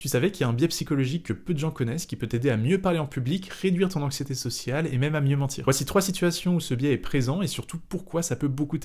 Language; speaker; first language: French; native; French